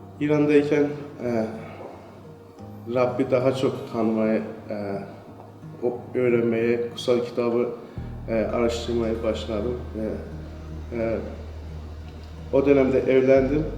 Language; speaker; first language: Turkish; non-native, fluent; Persian